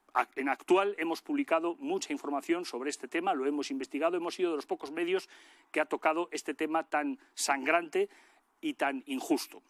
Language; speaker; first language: Spanish; native; Spanish